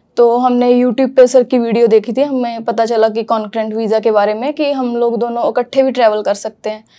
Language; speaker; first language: Hindi; non-native, local second language; Punjabi